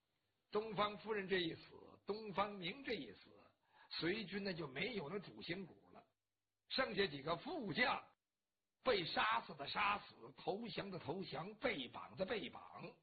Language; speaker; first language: Chinese; native; Chinese